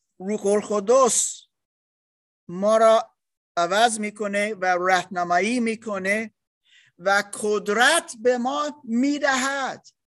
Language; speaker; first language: Persian; non-native, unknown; English